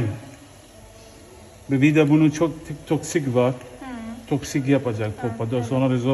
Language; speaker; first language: Turkish; non-native, fluent; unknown